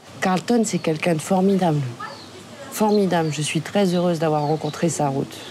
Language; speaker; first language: French; native; French